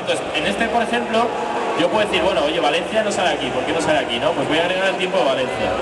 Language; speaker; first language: Spanish; native; Spanish